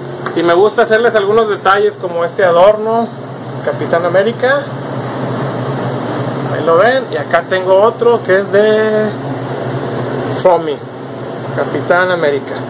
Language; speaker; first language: Spanish; native; Spanish